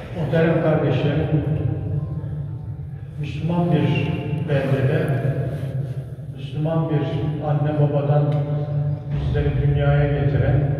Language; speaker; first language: Turkish; native; Turkish